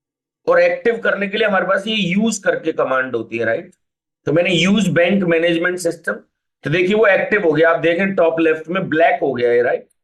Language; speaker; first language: Hindi; native; Hindi